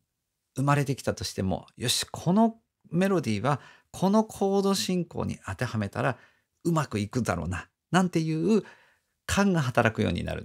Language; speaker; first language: Japanese; native; Japanese